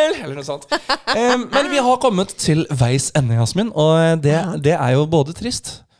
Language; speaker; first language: Norwegian; native; Norwegian